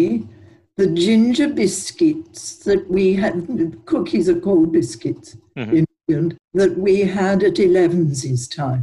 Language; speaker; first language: English; native; English